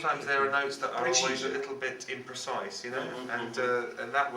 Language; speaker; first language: English; native; English